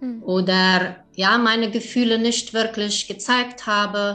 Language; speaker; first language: German; early bilingual, heritage; German